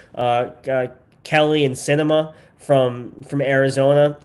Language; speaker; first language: English; native; English